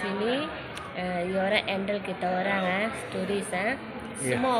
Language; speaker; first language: Indonesian; non-native, local second language; Tamil